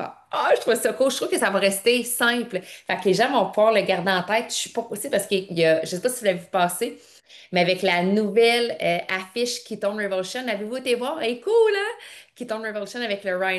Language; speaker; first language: French; native; French